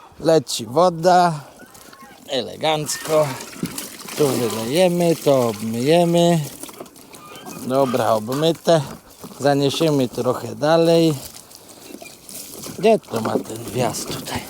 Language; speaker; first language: Polish; native; Polish